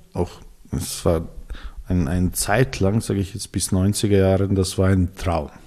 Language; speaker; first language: German; non-native, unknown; Serbian